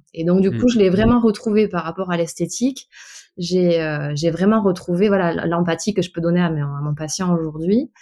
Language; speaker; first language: French; native; French